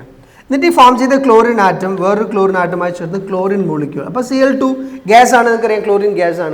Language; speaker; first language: Malayalam; native; Malayalam